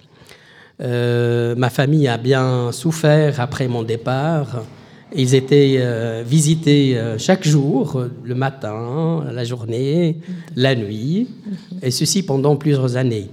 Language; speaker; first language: French; non-native, local second language; Arabic